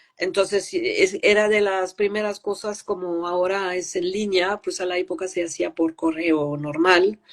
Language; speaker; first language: Spanish; non-native, fluent; French